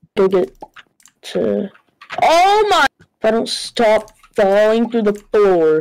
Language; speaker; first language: English; native; English